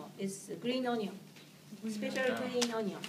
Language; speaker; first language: English; non-native, learner; Japanese